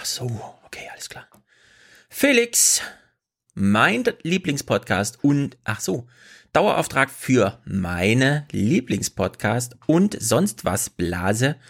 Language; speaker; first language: German; native; German